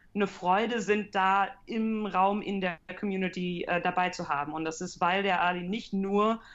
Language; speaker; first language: German; early bilingual, heritage; English